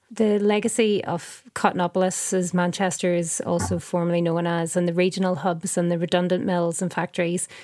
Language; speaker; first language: English; native; English